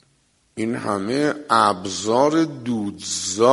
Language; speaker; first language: Persian; native; Persian